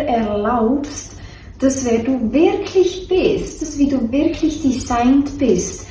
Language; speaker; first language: German; native; German